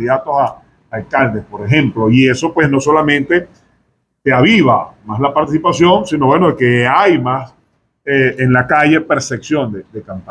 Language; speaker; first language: Spanish; native; Spanish